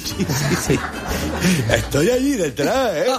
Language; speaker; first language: Spanish; native; Spanish